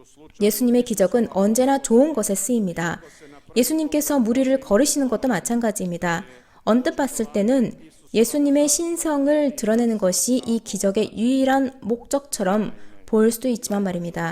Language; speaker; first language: Korean; native; Korean